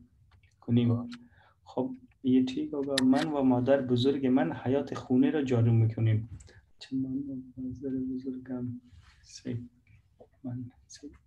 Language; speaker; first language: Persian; non-native, learner; Urdu